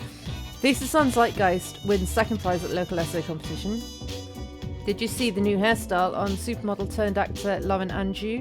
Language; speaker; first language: English; native; English